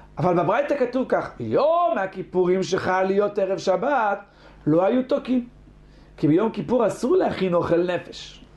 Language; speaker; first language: Hebrew; native; Hebrew